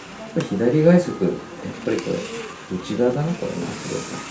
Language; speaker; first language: Japanese; native; Japanese